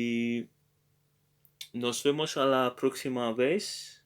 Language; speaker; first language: Spanish; non-native, learner; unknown